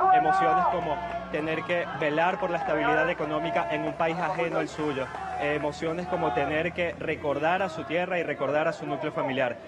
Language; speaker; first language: Spanish; native; Spanish